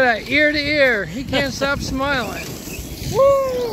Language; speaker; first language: English; native; English